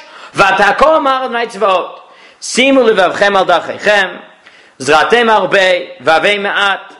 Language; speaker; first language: Hebrew; non-native, fluent; English